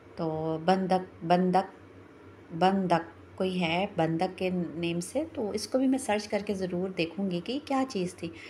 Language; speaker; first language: Urdu; non-native, local second language; Pahari-Potwari